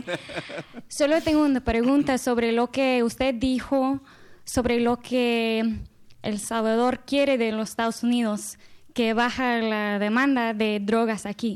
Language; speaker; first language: Spanish; non-native, learner; English